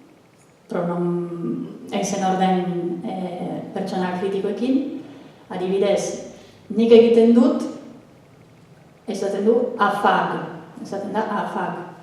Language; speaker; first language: Basque; non-native, fluent; Italian